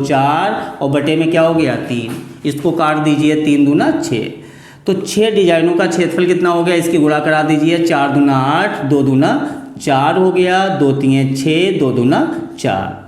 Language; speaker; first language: Hindi; native; Hindi